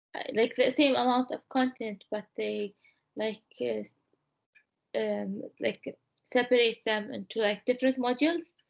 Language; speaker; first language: English; non-native, fluent; Arabic